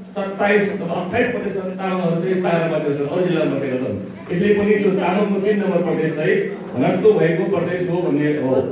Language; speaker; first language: Nepali; non-native, local second language; Eastern Tamang